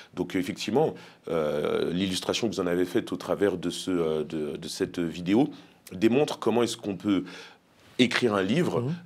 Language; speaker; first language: French; native; French